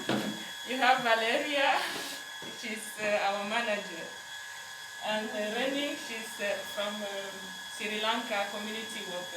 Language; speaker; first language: English; non-native, learner; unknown